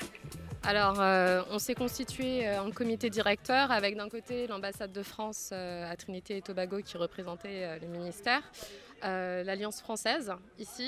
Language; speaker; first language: French; native; French